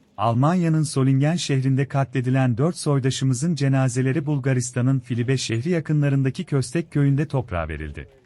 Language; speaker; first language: Turkish; native; Turkish